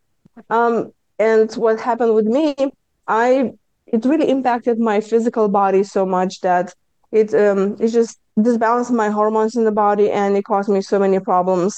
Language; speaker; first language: English; non-native, fluent; Lithuanian